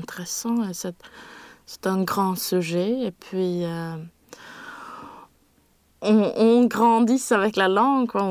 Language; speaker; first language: French; non-native, learner; Swedish